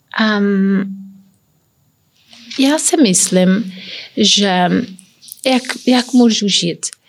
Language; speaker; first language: Czech; non-native, learner; Kabuverdianu